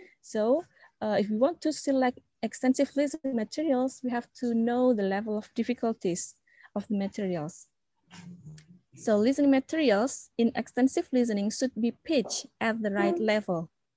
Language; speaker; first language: English; non-native, fluent; Indonesian